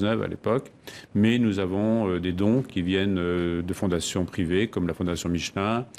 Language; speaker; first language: French; native; French